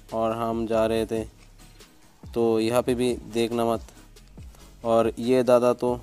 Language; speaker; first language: Hindi; non-native, local second language; Bangla